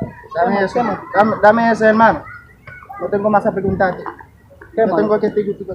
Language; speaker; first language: Spanish; non-native, learner; Haitian Creole